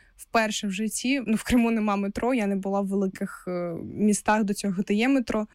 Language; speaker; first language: Ukrainian; non-native, local second language; Russian